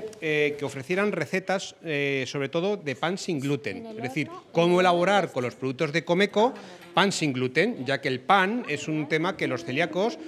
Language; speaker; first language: Spanish; native; Spanish